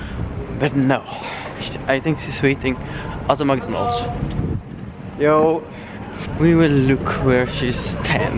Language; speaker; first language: English; non-native, fluent; Dutch